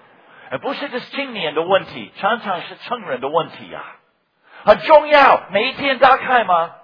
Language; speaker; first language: Chinese; non-native, fluent; English